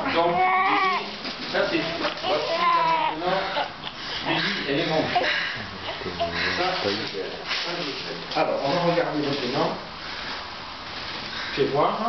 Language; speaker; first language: French; native; French